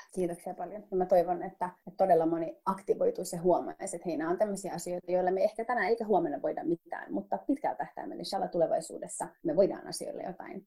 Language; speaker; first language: Finnish; early bilingual, other home language; Somali